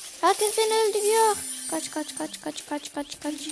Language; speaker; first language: Turkish; early bilingual, heritage; Turkish